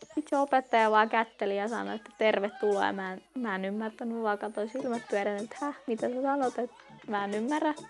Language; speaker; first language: Finnish; early bilingual, other home language; Central Kurdish